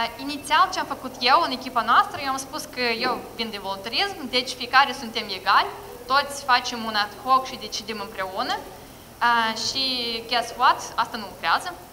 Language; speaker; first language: Romanian; non-native, local second language; Russian